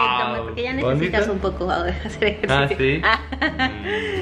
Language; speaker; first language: Spanish; native; Spanish